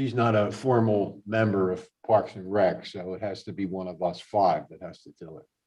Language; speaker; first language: English; native; English